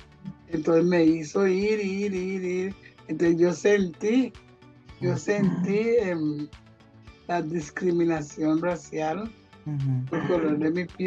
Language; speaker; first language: Spanish; non-native, local second language; Jamaican Creole English